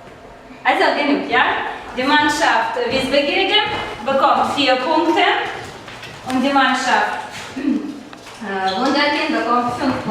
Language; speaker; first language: German; non-native, fluent; Russian